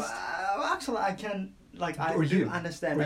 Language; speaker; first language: English; non-native, fluent; Japanese